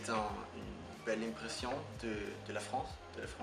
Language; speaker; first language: French; non-native, learner; German